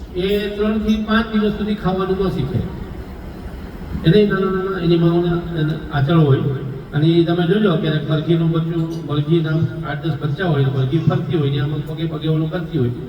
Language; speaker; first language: Gujarati; native; Gujarati